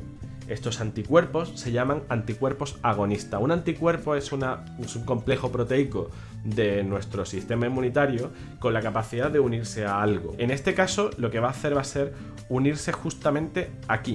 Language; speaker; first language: Spanish; native; Spanish